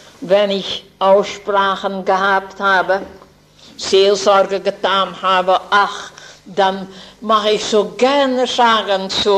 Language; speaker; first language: German; non-native, fluent; Dutch